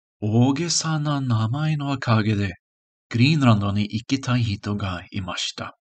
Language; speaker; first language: Japanese; non-native, learner; English